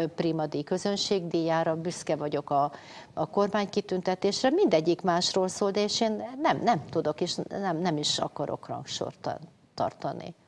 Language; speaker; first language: Hungarian; native; Hungarian